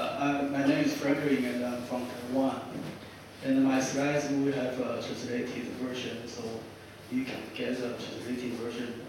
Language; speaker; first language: English; non-native, local second language; Chinese